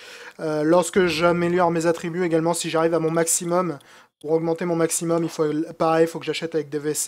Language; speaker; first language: French; native; French